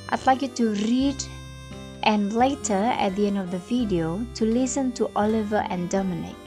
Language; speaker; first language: English; non-native, fluent; Indonesian